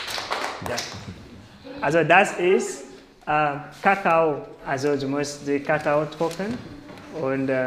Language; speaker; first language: German; non-native, learner; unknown